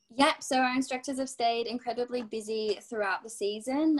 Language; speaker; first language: English; native; English